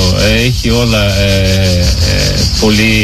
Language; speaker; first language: Greek; non-native, learner; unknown